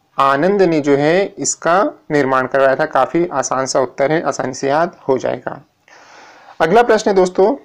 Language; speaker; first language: Hindi; native; Hindi